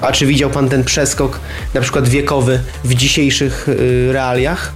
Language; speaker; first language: Polish; native; Polish